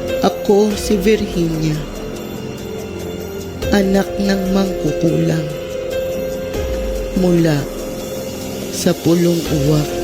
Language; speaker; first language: Filipino; native; Filipino